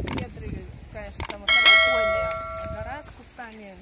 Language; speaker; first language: Russian; native; Russian